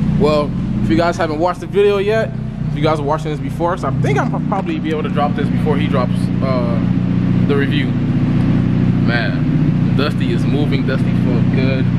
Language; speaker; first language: English; native; English